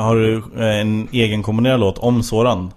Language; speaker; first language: Swedish; native; Swedish